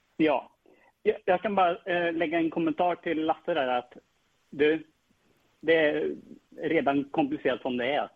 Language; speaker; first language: Swedish; native; Swedish